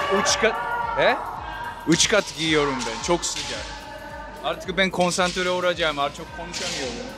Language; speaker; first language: Turkish; non-native, fluent; Japanese